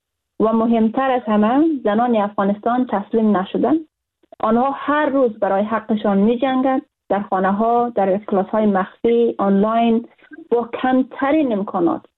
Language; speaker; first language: Persian; native; Persian